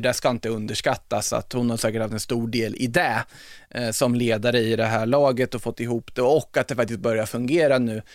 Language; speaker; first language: Swedish; native; Swedish